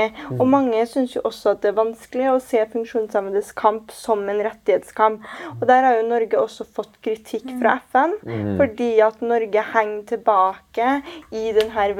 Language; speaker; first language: Norwegian; native; Norwegian